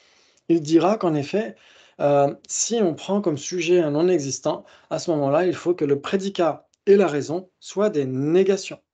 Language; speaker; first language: French; native; French